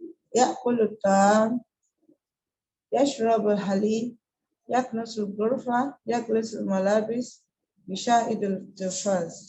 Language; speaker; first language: Arabic; non-native, learner; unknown